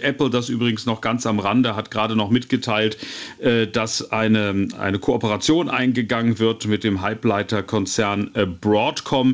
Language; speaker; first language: German; native; German